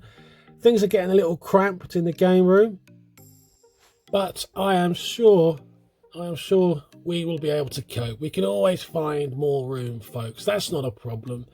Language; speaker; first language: English; native; English